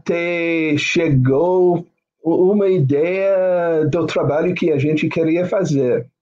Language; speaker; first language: Portuguese; non-native, fluent; English